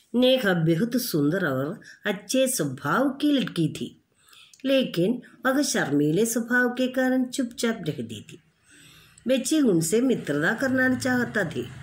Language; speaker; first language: Hindi; non-native, local second language; Malayalam